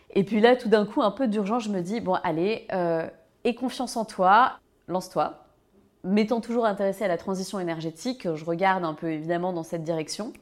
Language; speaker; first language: French; native; French